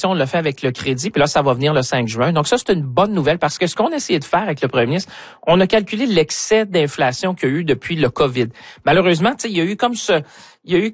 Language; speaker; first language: French; native; French